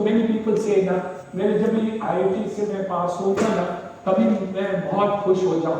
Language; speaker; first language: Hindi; non-native, local second language; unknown